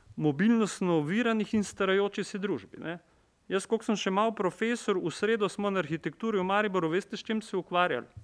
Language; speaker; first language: Slovenian; native; Slovenian